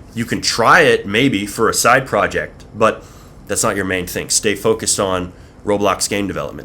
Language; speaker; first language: English; native; English